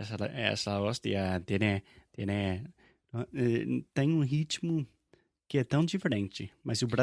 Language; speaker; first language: Portuguese; non-native, fluent; English